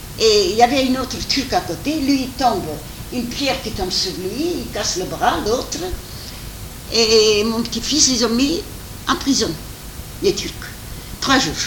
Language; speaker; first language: French; non-native, fluent; Armenian